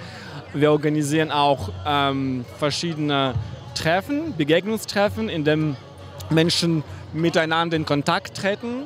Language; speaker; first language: German; non-native, fluent; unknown